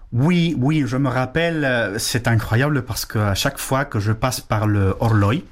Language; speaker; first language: French; non-native, fluent; Spanish